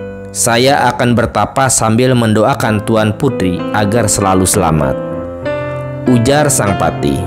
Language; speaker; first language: Indonesian; native; Indonesian